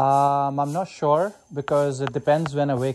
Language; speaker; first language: English; non-native, local second language; Hindi